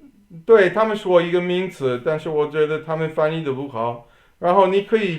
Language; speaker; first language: Chinese; non-native, learner; English